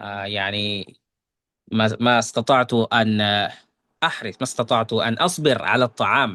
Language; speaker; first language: Arabic; non-native, fluent; Bangla